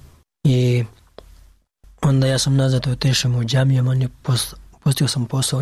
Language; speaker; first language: Serbian; non-native, learner; Pashto